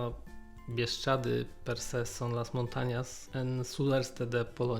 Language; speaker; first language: Spanish; non-native, learner; Polish